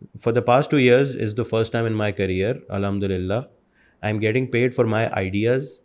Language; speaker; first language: English; non-native, local second language; Urdu